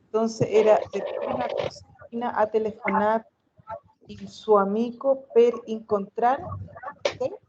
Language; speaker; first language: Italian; non-native, learner; Spanish